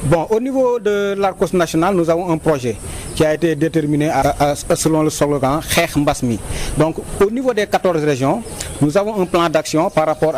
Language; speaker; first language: French; non-native, local second language; Wolof